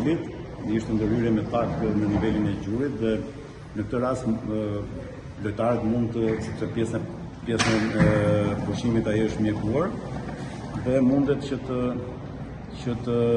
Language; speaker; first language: Albanian; native; Albanian